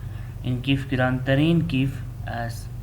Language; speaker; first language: Persian; non-native, fluent; Urdu